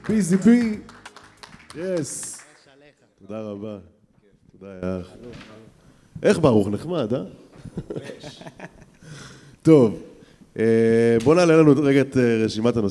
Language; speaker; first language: Hebrew; native; Hebrew